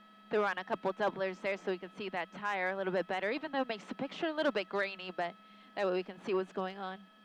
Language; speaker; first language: English; early bilingual, other home language; Spanish